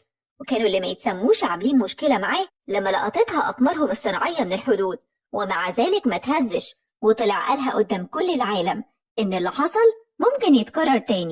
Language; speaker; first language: Arabic; native; Arabic